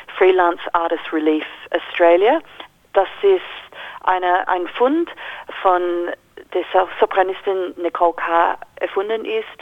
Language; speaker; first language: German; non-native, learner; English